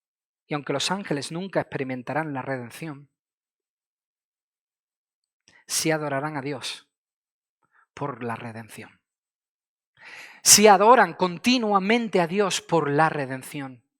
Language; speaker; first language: Spanish; native; Spanish